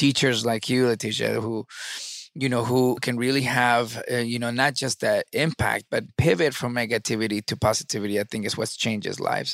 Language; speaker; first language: English; early bilingual, other home language; Spanish